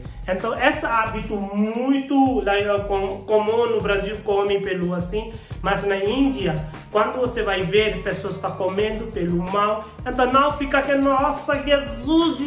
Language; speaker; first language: Portuguese; non-native, learner; Hindi